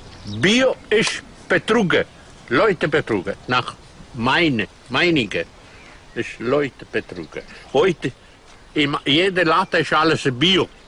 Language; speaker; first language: German; non-native, learner; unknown